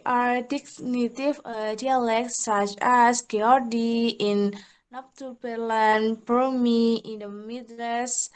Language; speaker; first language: English; non-native, learner; Indonesian